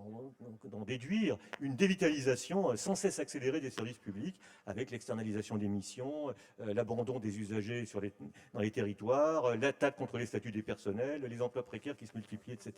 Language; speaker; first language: French; native; French